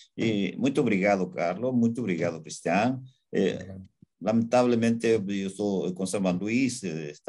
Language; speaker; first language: Portuguese; non-native, learner; Spanish